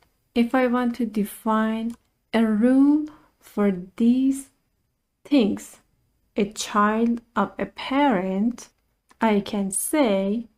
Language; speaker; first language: English; non-native, fluent; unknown